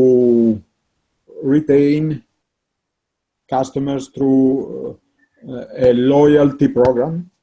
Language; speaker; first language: English; non-native, learner; Italian